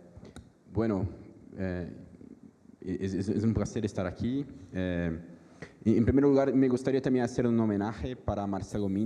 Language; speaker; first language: Spanish; non-native, fluent; Portuguese